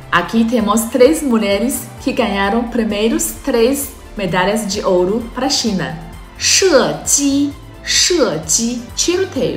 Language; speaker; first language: Portuguese; non-native, fluent; Chinese